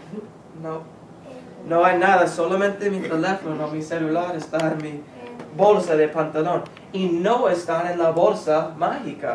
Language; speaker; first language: Spanish; non-native, fluent; English